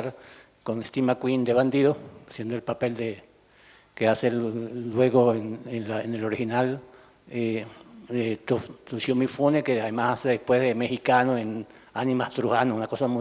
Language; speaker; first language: Spanish; native; Spanish